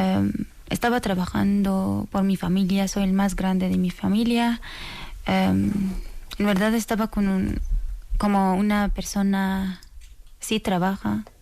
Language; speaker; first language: Spanish; non-native, learner; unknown